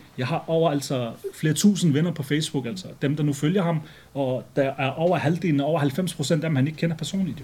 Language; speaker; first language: Danish; early bilingual, other home language; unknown